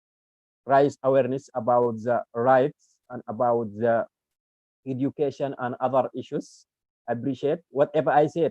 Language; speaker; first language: English; non-native, learner; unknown